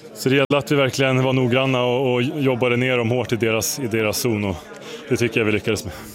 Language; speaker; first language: Swedish; native; Swedish